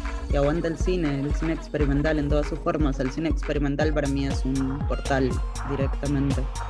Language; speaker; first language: Spanish; native; Spanish